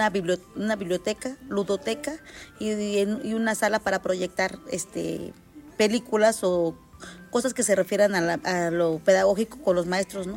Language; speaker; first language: Spanish; native; Spanish